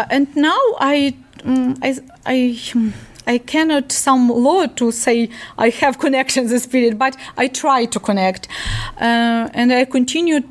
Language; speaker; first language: English; non-native, learner; Ukrainian